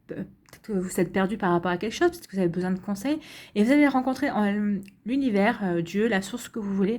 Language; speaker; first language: French; native; French